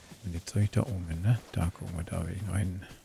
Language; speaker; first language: German; native; German